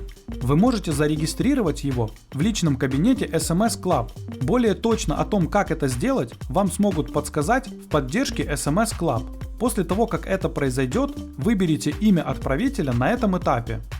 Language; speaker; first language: Russian; native; Russian